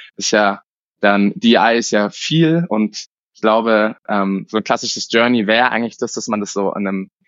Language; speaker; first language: German; native; German